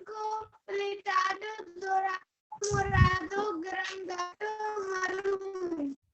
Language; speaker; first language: Spanish; non-native, learner; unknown